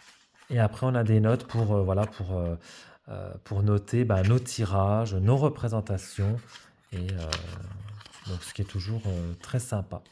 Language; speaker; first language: French; native; French